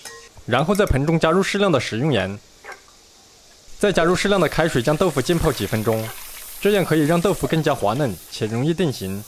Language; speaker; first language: Chinese; native; Chinese